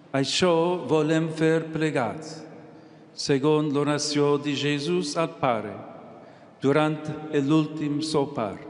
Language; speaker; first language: Catalan; non-native, learner; English